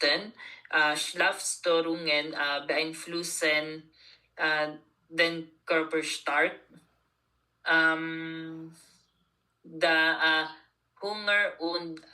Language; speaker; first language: German; non-native, learner; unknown